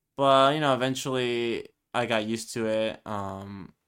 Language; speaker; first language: English; early bilingual, other home language; Spanish